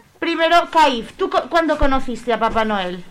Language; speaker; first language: Spanish; native; Spanish